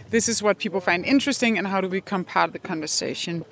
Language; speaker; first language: English; non-native, fluent; Danish